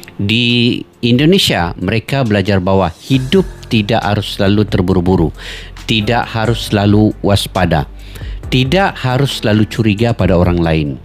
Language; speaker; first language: Indonesian; native; Indonesian